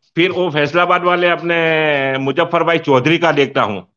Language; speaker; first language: Hindi; non-native, local second language; Gujarati